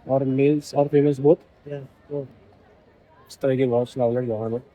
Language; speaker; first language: Hindi; non-native, local second language; Marathi